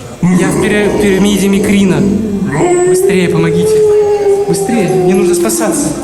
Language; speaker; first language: Russian; native; Russian